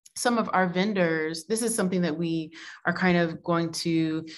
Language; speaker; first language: English; native; English